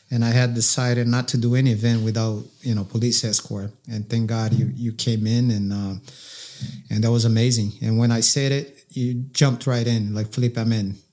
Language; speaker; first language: English; non-native, fluent; Portuguese